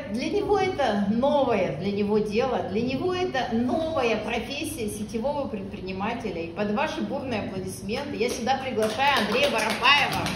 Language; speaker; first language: Russian; native; Russian